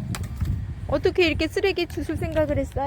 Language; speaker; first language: Korean; native; Korean